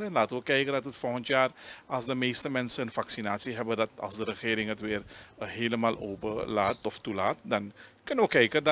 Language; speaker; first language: Dutch; non-native, local second language; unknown